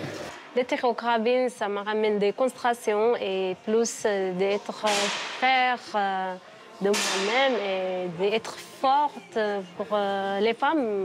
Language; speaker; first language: French; non-native, learner; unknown